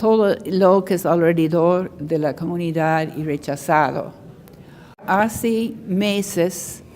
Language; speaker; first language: Spanish; non-native, learner; English